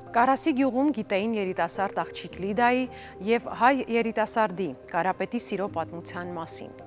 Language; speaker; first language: Armenian; native; Armenian